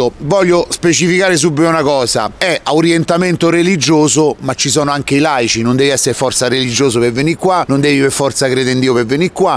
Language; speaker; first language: Italian; native; Italian